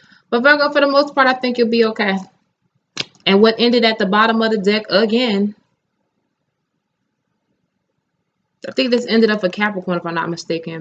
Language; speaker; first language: English; native; English